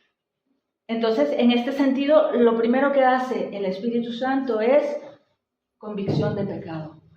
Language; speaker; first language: Spanish; native; Spanish